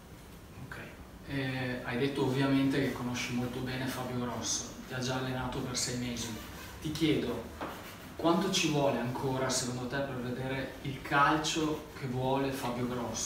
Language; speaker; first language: Italian; native; Italian